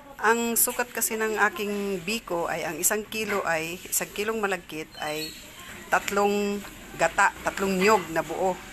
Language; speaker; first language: Filipino; non-native, local second language; Cebuano